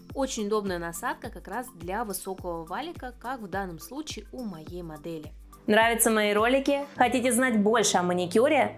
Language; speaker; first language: Russian; native; Russian